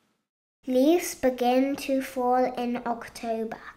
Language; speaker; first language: English; non-native, fluent; Chinese